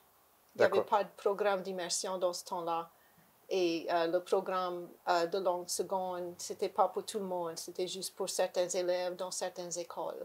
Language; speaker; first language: French; native; French